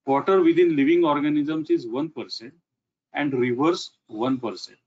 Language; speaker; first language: English; non-native, local second language; Marathi